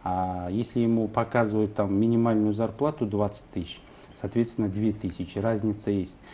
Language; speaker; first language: Russian; non-native, local second language; Kazakh